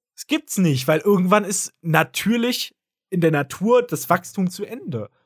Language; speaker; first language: German; native; German